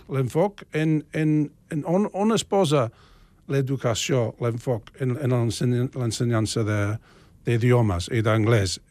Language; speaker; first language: Catalan; non-native, fluent; English